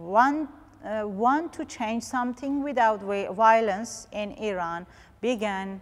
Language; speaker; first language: English; non-native, learner; Persian